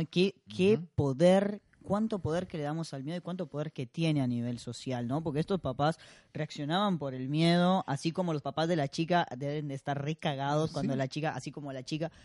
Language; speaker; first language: Spanish; native; Spanish